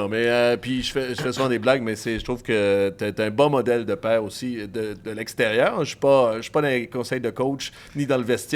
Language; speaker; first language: French; native; French